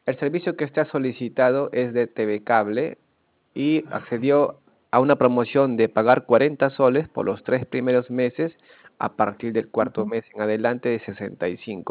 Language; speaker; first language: Spanish; native; Spanish